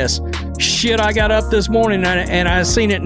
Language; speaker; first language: English; native; English